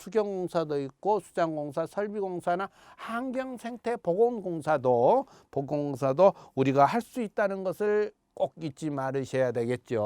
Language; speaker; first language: Korean; native; Korean